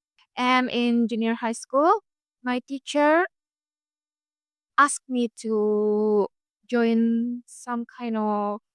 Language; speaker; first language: English; non-native, fluent; Indonesian